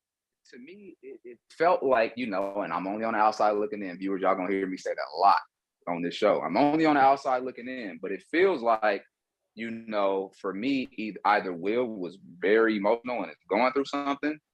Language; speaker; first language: English; native; English